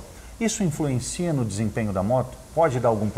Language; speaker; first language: Portuguese; native; Portuguese